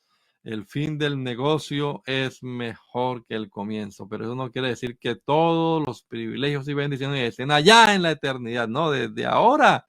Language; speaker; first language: Spanish; native; Spanish